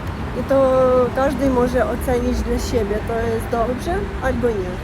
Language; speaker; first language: Polish; non-native, fluent; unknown